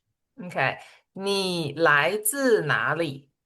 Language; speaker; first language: Chinese; non-native, fluent; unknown